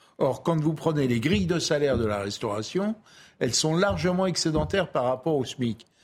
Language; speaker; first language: French; native; French